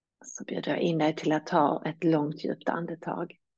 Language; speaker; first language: Swedish; native; Swedish